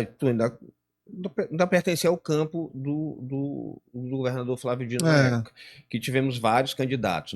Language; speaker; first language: Portuguese; native; Portuguese